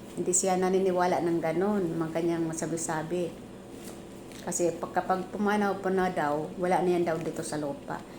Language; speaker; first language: Filipino; non-native, local second language; Bikol